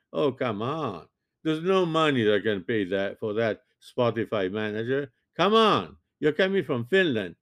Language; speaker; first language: English; non-native, fluent; French